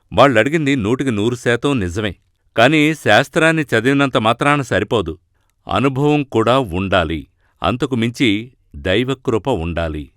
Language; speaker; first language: Telugu; non-native, fluent; Malayalam